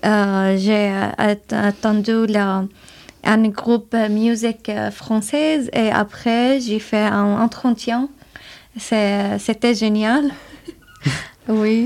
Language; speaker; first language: French; non-native, learner; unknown